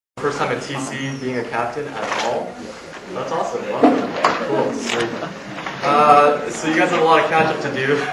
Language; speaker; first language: English; native; English